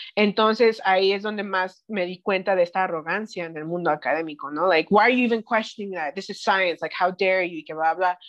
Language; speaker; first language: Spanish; early bilingual, heritage; Spanish